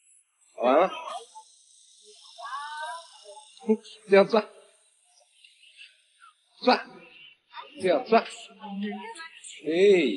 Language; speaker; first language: Chinese; native; Chinese